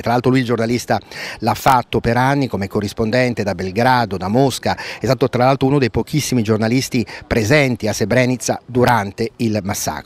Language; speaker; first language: Italian; native; Italian